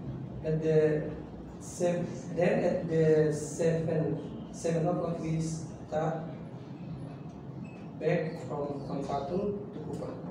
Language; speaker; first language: English; non-native, learner; Indonesian